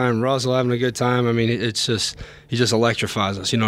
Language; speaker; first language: English; native; English